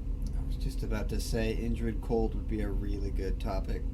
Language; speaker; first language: English; native; English